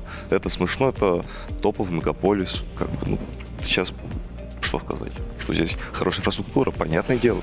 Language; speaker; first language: Russian; non-native, fluent; Greek